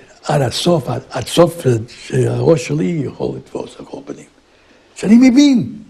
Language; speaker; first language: Hebrew; non-native, fluent; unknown